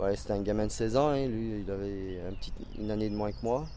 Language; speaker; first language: French; native; French